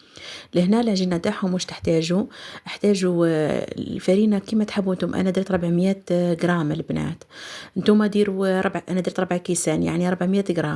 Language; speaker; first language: Arabic; native; Arabic